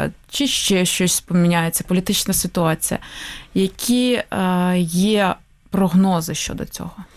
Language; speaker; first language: Ukrainian; native; Ukrainian